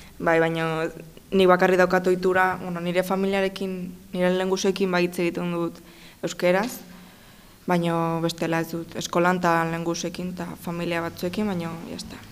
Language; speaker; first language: Basque; non-native, local second language; Spanish